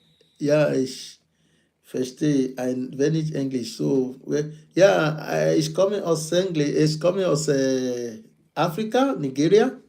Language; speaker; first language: German; non-native, fluent; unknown